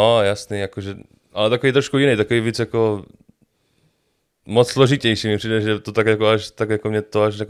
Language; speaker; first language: Czech; native; Czech